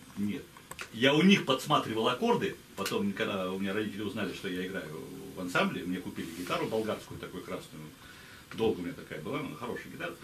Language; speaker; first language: Russian; native; Russian